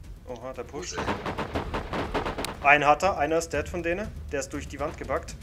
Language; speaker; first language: German; native; German